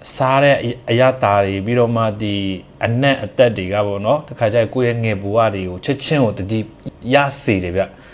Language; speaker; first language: Burmese; non-native, local second language; Shwe Palaung